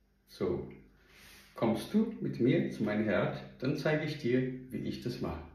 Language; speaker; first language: German; non-native, fluent; Portuguese